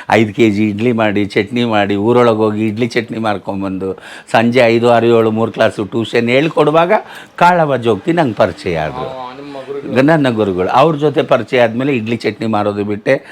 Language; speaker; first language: Kannada; native; Kannada